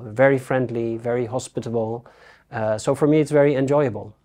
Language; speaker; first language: English; non-native, fluent; Dutch